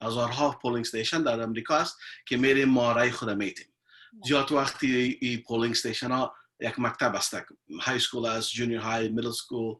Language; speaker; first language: Persian; early bilingual, heritage; Persian